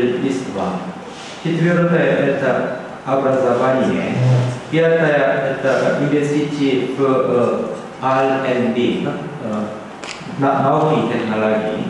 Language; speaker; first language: Russian; non-native, learner; Korean